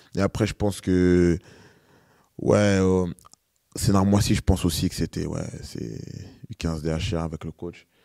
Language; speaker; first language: French; native; French